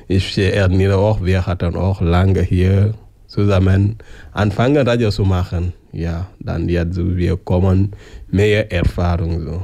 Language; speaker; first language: German; non-native, learner; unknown